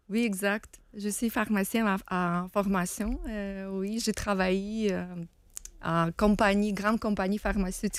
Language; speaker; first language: French; non-native, learner; Ukrainian